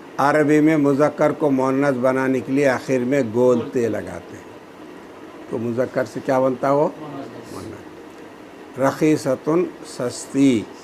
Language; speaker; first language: Urdu; native; Urdu